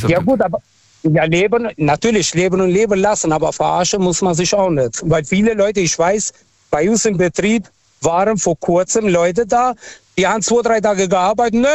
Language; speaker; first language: German; non-native, fluent; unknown